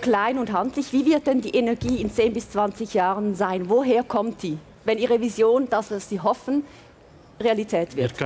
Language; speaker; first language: German; native; German